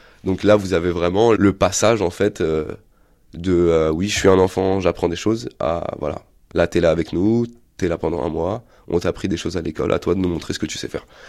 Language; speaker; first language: French; native; French